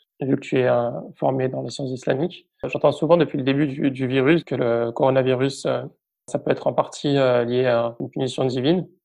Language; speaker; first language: French; native; French